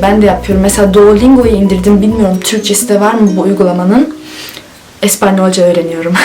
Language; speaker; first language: Turkish; early bilingual, heritage; Turkish